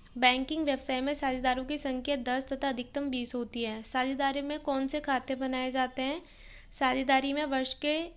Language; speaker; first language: Hindi; native; Hindi